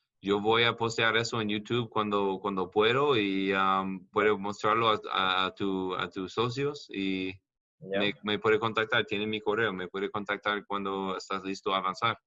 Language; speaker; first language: Spanish; non-native, learner; English